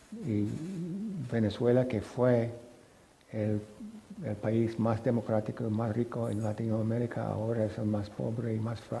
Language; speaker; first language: Spanish; non-native, fluent; English